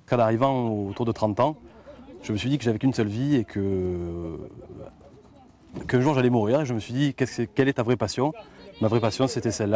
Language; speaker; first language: French; native; French